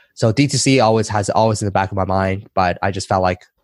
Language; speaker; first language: English; early bilingual, other home language; Chinese